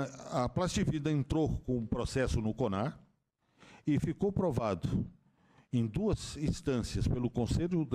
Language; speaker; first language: Portuguese; native; Portuguese